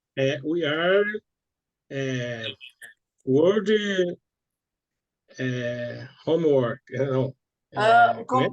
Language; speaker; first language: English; non-native, learner; Portuguese